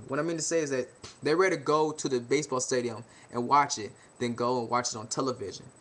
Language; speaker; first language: English; native; English